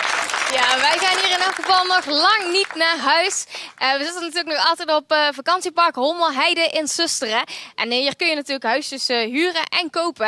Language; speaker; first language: Dutch; native; Dutch